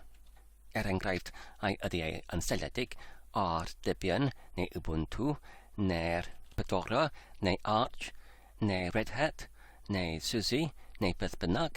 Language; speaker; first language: Welsh; non-native, learner; English